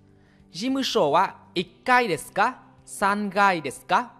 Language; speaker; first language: Japanese; non-native, fluent; Vietnamese